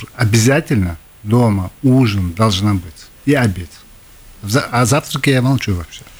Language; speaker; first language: Russian; non-native, local second language; Uzbek